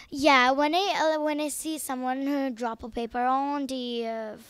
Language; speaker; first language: English; non-native, learner; Serbian